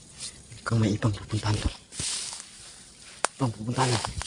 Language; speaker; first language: Filipino; non-native, local second language; Cebuano